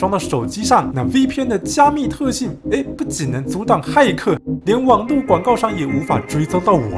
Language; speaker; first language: Chinese; native; Chinese